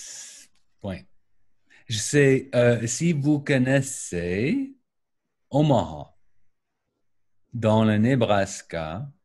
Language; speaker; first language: French; non-native, learner; English